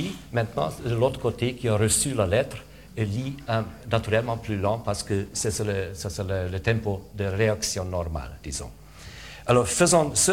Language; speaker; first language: French; non-native, fluent; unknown